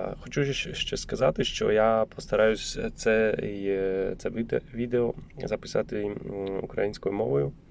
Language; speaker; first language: Ukrainian; non-native, learner; Polish